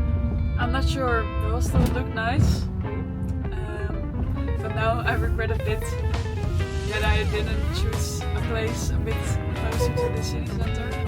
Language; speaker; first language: English; non-native, fluent; Dutch